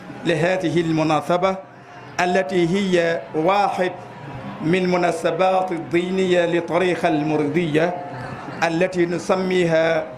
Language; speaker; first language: Arabic; non-native, fluent; Wolof